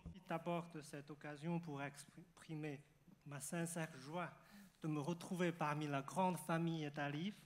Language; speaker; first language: French; non-native, fluent; Chinese